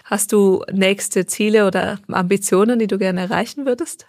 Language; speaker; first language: German; native; German